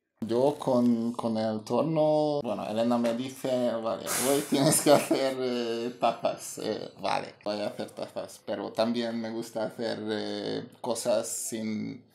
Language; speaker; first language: Spanish; non-native, fluent; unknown